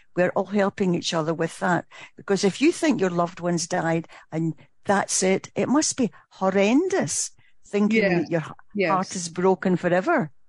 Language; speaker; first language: English; native; English